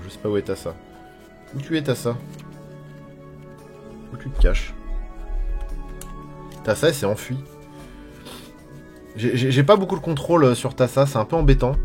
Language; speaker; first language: French; native; French